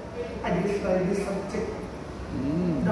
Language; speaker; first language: English; non-native, learner; Thai